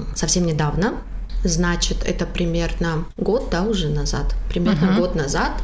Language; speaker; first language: Russian; non-native, local second language; Tajik